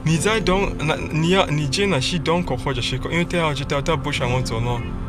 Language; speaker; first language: Chinese; non-native, fluent; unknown